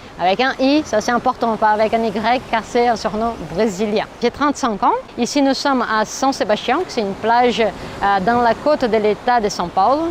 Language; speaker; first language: French; non-native, fluent; Portuguese